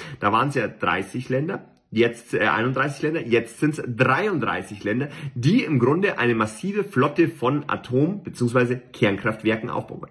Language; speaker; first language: German; native; German